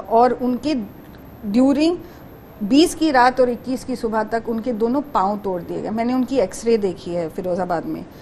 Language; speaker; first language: Hindi; native; Hindi